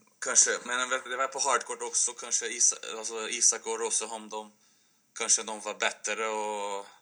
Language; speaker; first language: Swedish; non-native, fluent; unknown